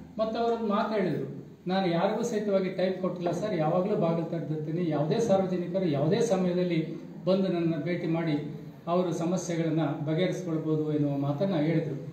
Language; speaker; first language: Kannada; native; Kannada